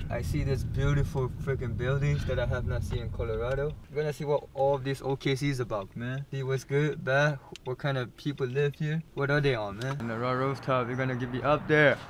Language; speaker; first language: English; non-native, fluent; Arabic